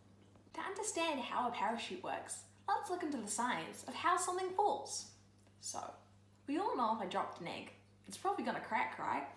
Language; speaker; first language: English; native; English